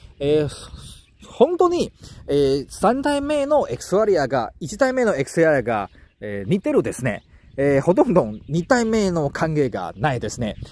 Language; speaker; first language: Japanese; non-native, learner; Chinese